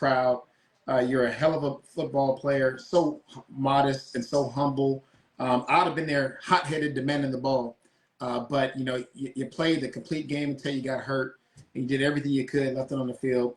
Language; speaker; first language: English; native; English